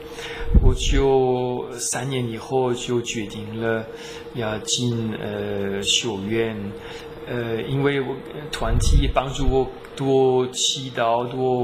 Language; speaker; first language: Chinese; non-native, fluent; French